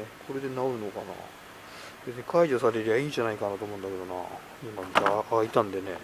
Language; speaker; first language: Japanese; native; Japanese